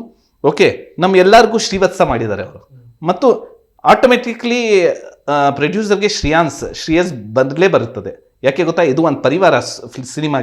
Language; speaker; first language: Kannada; non-native, local second language; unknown